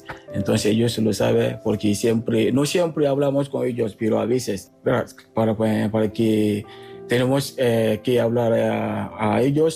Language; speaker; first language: Spanish; non-native, fluent; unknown